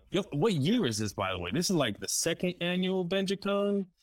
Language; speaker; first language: English; early bilingual, other home language; Spanish